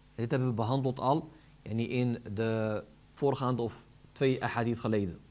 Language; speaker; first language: Dutch; early bilingual, other home language; Arabic